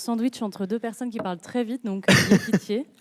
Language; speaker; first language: French; native; French